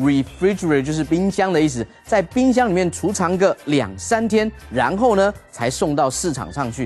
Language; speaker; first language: Chinese; native; Chinese